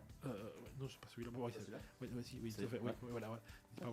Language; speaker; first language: French; native; French